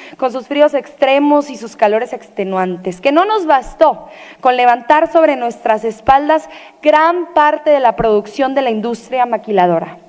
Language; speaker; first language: Spanish; native; Spanish